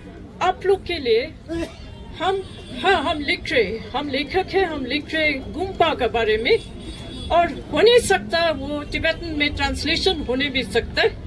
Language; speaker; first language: Hindi; non-native, learner; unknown